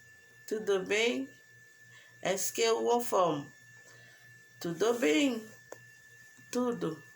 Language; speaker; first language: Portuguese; non-native, learner; Haitian Creole